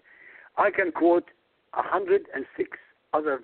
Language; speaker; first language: English; non-native, fluent; Arabic